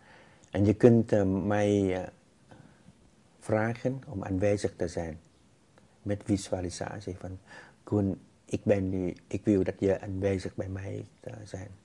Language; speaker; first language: Dutch; non-native, fluent; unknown